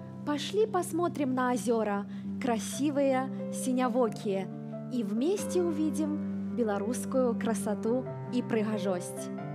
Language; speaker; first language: Russian; early bilingual, heritage; Russian